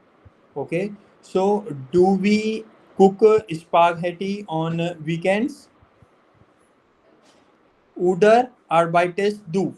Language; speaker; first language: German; non-native, fluent; Hindi